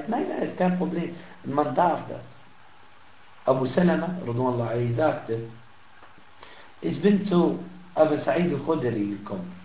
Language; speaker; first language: German; non-native, fluent; Arabic